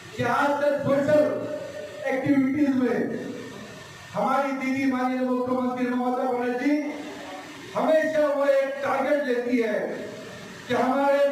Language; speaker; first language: Hindi; non-native, local second language; Bangla